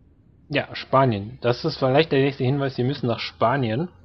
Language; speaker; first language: German; native; German